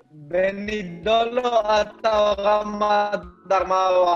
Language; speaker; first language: Indonesian; non-native, learner; Dutch